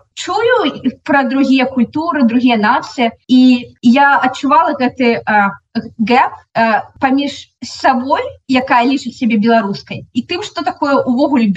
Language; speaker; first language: Belarusian; non-native, local second language; Russian